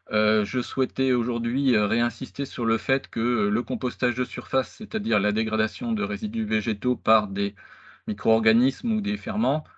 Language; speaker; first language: French; native; French